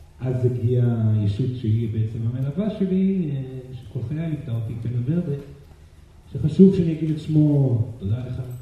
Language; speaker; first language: Hebrew; non-native, fluent; Portuguese